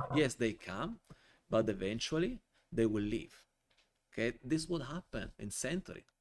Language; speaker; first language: English; non-native, fluent; Italian